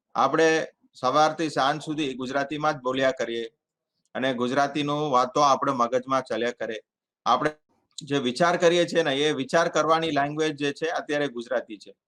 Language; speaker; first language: Gujarati; non-native, fluent; Tamil